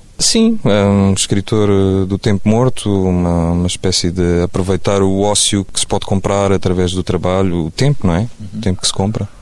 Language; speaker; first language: Portuguese; early bilingual, other home language; French